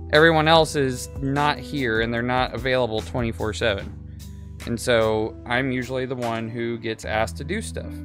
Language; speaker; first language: English; native; English